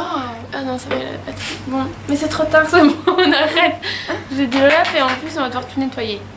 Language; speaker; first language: French; native; French